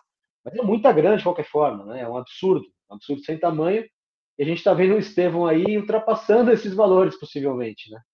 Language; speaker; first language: Portuguese; native; Portuguese